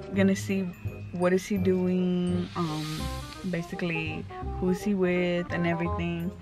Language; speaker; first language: English; early bilingual, other home language; Spanish